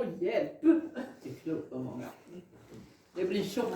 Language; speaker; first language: Swedish; native; Swedish